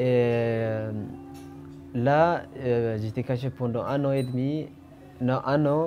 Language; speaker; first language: French; non-native, fluent; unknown